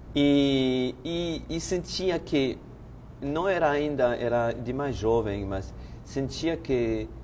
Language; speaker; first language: Portuguese; non-native, fluent; French